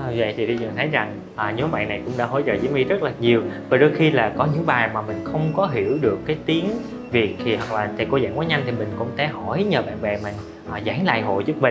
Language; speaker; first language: Vietnamese; native; Vietnamese